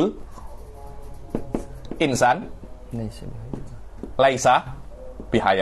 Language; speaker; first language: Arabic; non-native, fluent; Malay